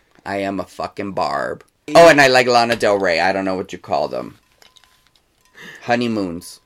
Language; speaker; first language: English; early bilingual, other home language; Spanish